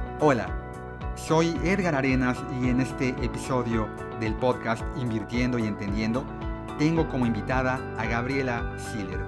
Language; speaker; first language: Spanish; native; Spanish